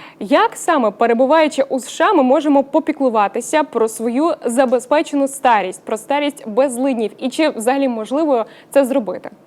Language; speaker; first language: Ukrainian; native; Ukrainian